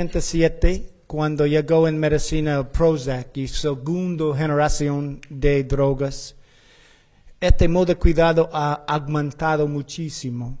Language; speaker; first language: Spanish; non-native, learner; English